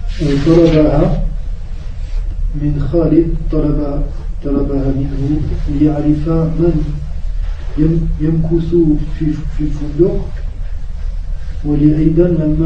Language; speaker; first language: Arabic; non-native, learner; French